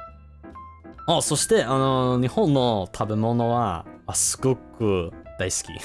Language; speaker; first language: Japanese; non-native, learner; English